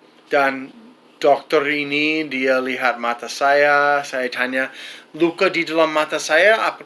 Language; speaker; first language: Indonesian; non-native, fluent; English